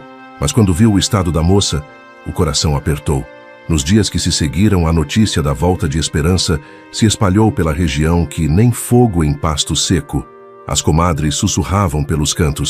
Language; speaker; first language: Portuguese; native; Portuguese